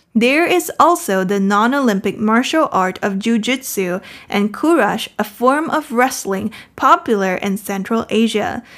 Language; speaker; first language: English; non-native, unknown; Chinese